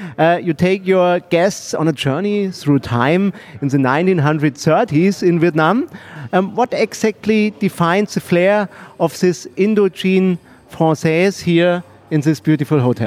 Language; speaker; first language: English; non-native, learner; German